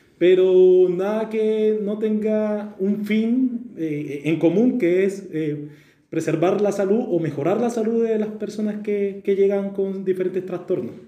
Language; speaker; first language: Spanish; native; Spanish